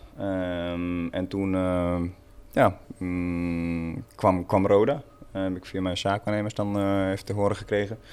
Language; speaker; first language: Dutch; non-native, fluent; Swedish